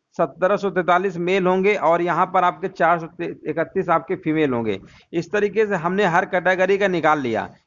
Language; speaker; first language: Hindi; native; Hindi